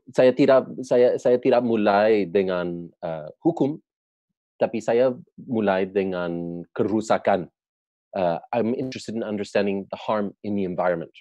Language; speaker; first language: Indonesian; non-native, learner; Spanish